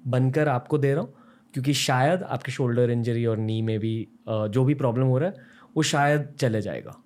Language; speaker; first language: Hindi; native; Hindi